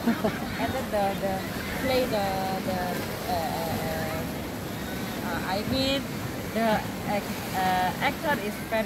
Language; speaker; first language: English; non-native, learner; Indonesian